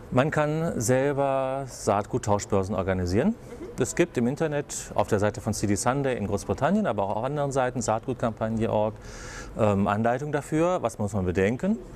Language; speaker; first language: German; native; German